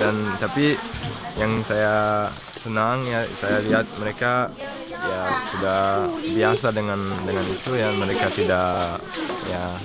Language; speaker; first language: Indonesian; non-native, fluent; German